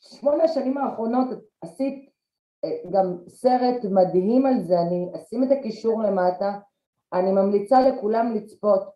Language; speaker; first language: Hebrew; early bilingual, other home language; Russian